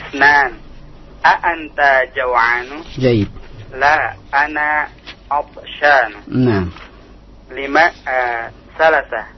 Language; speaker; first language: Arabic; non-native, learner; Indonesian